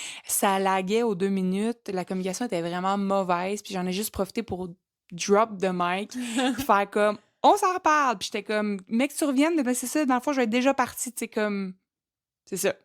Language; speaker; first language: French; native; French